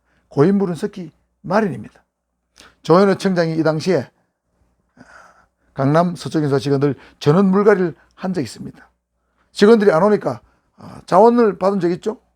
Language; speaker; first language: Korean; native; Korean